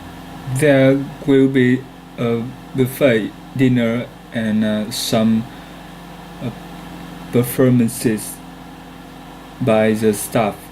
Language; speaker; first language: English; non-native, learner; Vietnamese